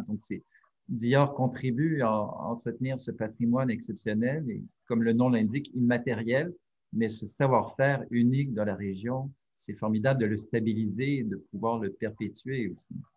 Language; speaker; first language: French; native; French